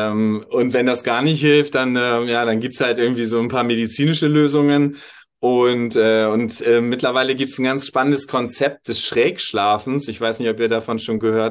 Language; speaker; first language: German; native; German